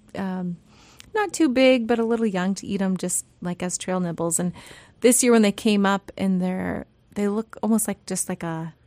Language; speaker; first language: English; native; English